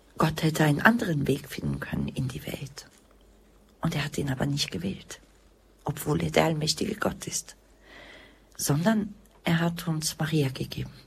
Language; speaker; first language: German; early bilingual, other home language; Croatian